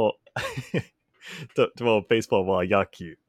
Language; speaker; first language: Japanese; non-native, learner; English